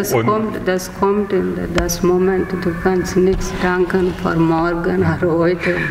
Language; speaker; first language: German; non-native, learner; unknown